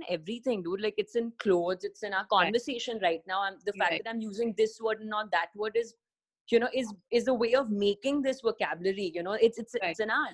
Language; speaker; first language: English; non-native, local second language; Hindi